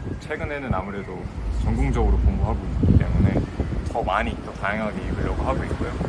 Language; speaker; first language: Korean; non-native, fluent; English